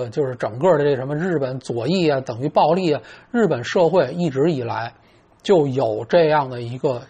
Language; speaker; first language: Chinese; native; Chinese